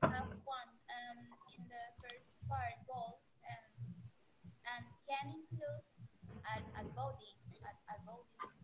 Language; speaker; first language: English; non-native, learner; Spanish